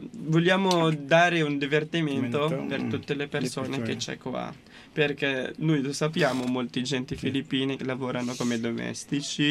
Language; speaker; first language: Italian; non-native, local second language; Filipino